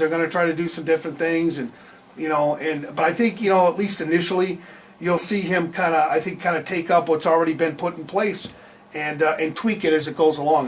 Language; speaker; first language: English; native; English